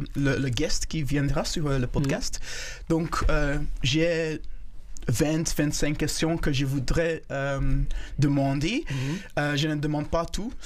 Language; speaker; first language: French; non-native, local second language; Kinyarwanda